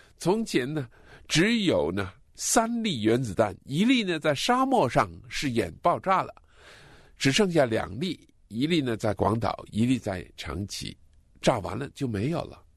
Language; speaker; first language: Chinese; native; Chinese